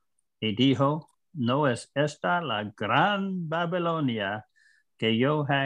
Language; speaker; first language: Spanish; non-native, learner; English